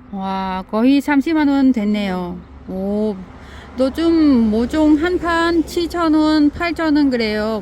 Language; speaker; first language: Korean; non-native, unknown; Vietnamese